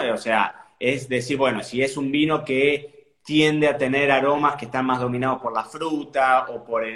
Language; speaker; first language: Spanish; native; Spanish